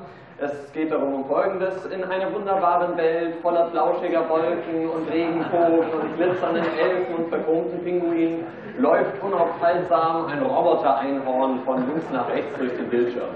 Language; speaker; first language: German; native; German